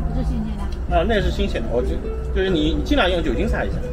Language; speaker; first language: Chinese; native; Chinese